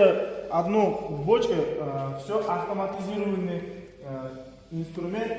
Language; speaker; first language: Russian; non-native, fluent; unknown